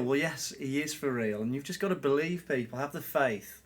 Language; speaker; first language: English; native; English